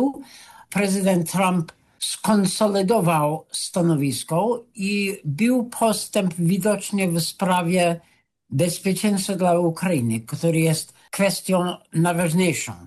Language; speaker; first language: Polish; non-native, fluent; English